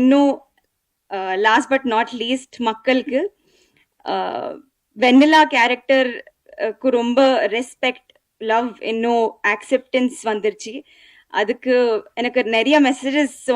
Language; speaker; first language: Tamil; non-native, learner; Telugu